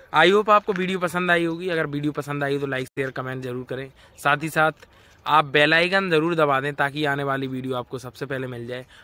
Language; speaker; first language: Hindi; native; Hindi